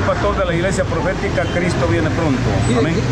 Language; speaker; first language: Spanish; native; Spanish